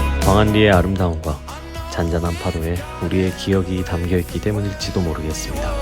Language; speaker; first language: Korean; native; Korean